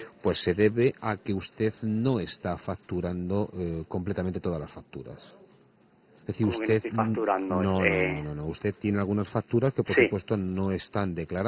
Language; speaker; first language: Spanish; native; Spanish